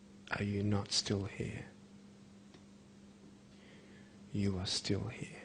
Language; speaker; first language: English; native; English